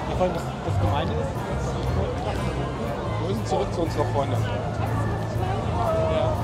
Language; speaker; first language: German; non-native, learner; Arabic